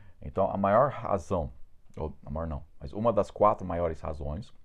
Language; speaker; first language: Portuguese; non-native, fluent; English